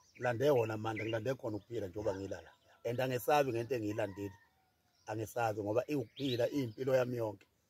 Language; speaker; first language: Zulu; native; Zulu